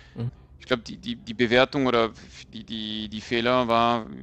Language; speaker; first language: German; non-native, fluent; French